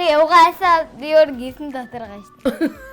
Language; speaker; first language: Mongolian; early bilingual, heritage; Mongolian